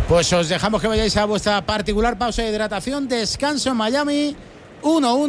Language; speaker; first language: Spanish; native; Spanish